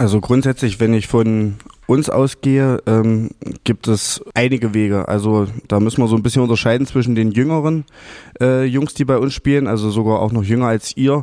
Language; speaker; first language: German; native; German